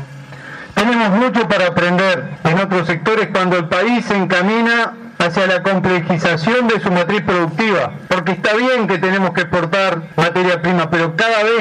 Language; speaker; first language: Spanish; native; Spanish